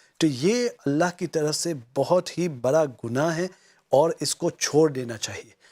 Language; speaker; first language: Urdu; non-native, fluent; Gujarati